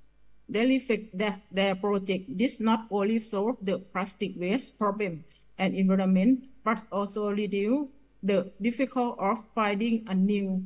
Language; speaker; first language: English; non-native, learner; Thai